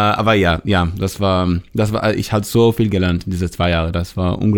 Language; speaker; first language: German; non-native, learner; Hebrew